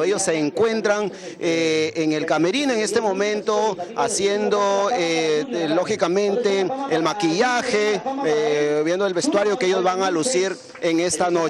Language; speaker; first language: Spanish; native; Spanish